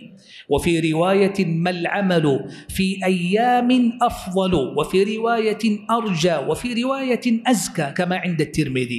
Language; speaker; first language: Arabic; native; Arabic